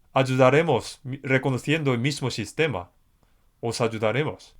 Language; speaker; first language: Spanish; non-native, fluent; Korean